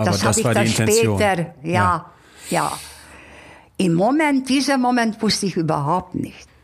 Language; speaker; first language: German; non-native, fluent; Hungarian